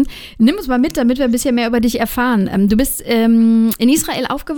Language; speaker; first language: German; native; German